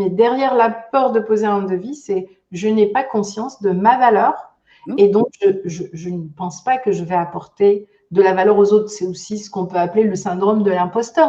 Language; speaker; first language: French; native; French